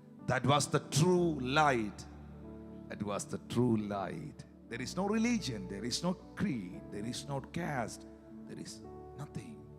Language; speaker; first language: English; non-native, local second language; Malayalam